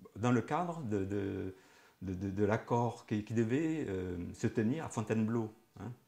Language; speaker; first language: French; native; French